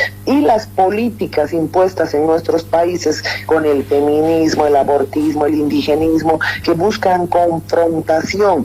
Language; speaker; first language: Spanish; native; Spanish